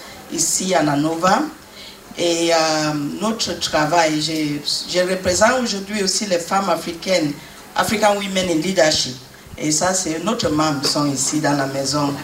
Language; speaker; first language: French; non-native, learner; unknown